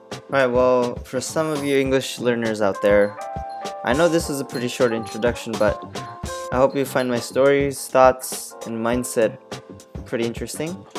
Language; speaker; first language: English; early bilingual, other home language; Japanese